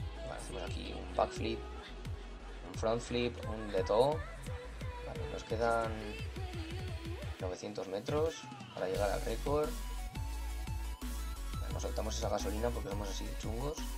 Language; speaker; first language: Spanish; native; Spanish